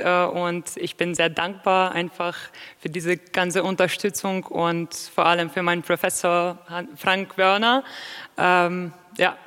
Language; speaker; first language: German; non-native, fluent; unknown